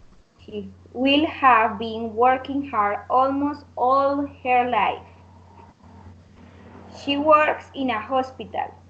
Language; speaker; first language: English; non-native, learner; Spanish